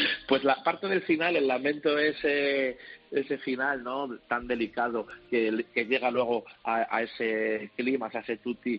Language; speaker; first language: Spanish; native; Spanish